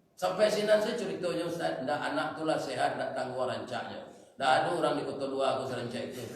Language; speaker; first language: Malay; non-native, local second language; Minangkabau